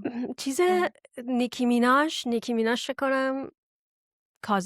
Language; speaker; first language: Persian; early bilingual, heritage; Persian